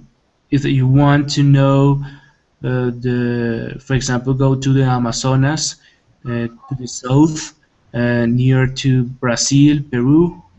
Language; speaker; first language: English; non-native, learner; Spanish